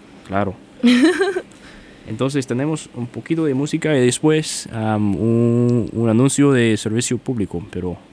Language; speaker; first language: Spanish; non-native, fluent; English